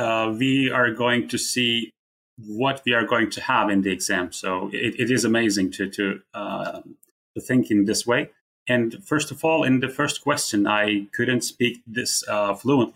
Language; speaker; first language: English; non-native, fluent; Turkish